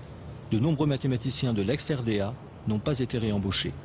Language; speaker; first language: French; native; French